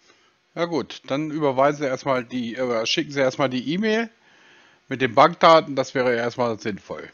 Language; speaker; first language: German; native; German